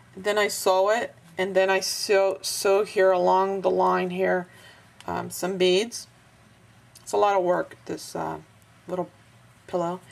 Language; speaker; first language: English; non-native, fluent; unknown